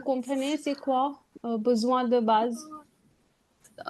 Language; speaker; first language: French; non-native, fluent; Hindi